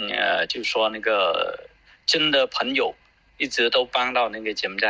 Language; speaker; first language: Chinese; non-native, fluent; Khmer